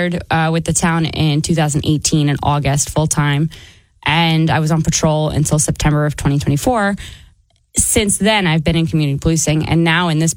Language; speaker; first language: English; native; English